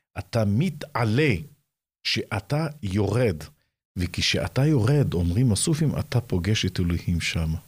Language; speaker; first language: Hebrew; non-native, local second language; Arabic